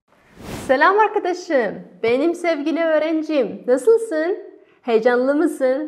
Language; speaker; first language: Turkish; non-native, fluent; Kazakh